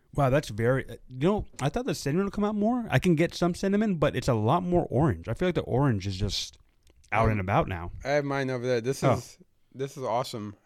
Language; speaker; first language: English; native; English